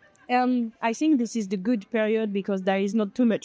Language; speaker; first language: English; non-native, learner; French